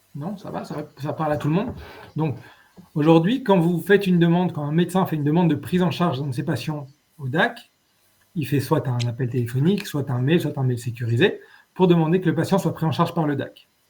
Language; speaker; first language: French; native; French